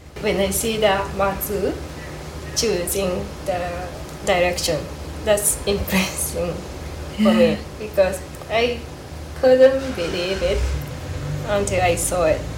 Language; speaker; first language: English; non-native, learner; Japanese